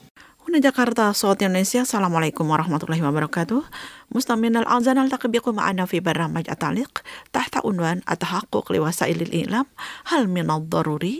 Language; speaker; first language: Arabic; non-native, fluent; Indonesian